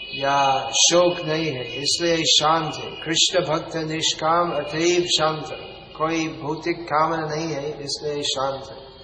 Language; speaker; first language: Hindi; non-native, fluent; English